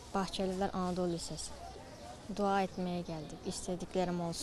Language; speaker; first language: Turkish; native; Turkish